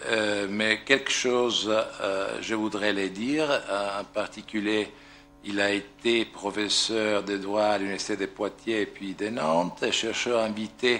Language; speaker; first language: French; non-native, fluent; Italian